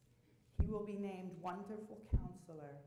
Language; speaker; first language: English; native; English